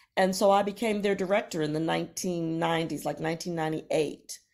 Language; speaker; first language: English; native; English